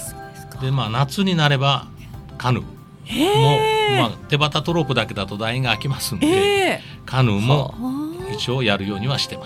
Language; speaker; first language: Japanese; native; Japanese